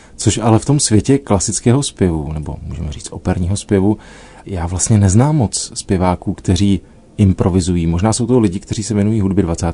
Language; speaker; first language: Czech; native; Czech